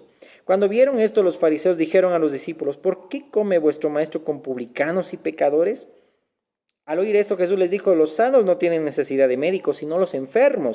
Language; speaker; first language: Spanish; native; Spanish